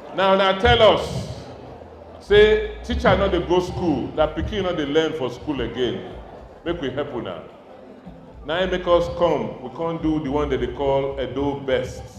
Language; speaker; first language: Nigerian Pidgin; non-native, local second language; Bini